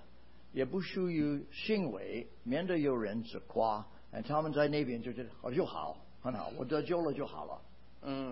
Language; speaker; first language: Chinese; non-native, fluent; English